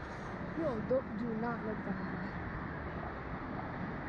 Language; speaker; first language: English; native; English